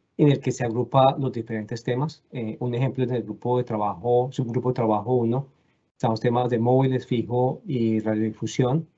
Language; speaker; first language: Spanish; native; Spanish